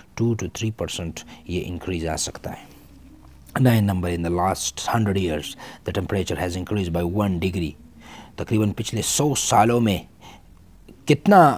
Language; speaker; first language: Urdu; non-native, local second language; Pashto